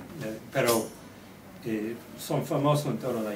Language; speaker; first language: Spanish; non-native, learner; English